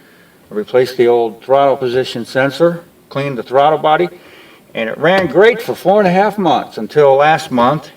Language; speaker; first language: English; native; English